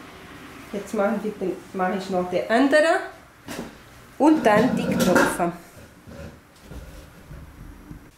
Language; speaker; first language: German; non-native, fluent; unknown